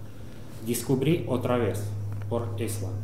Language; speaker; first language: Spanish; non-native, fluent; Russian